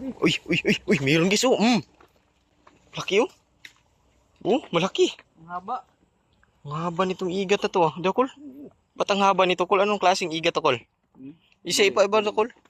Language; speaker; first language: Filipino; non-native, local second language; Cebuano